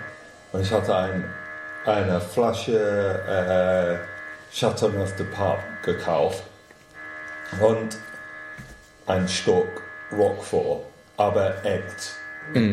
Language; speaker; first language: German; non-native, fluent; English